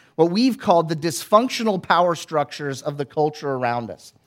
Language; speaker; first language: English; native; English